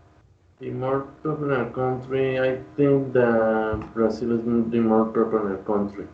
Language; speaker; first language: English; non-native, learner; Spanish